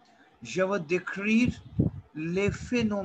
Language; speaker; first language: French; non-native, fluent; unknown